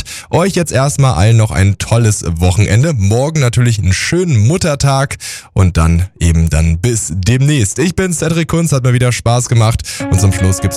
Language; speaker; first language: German; native; German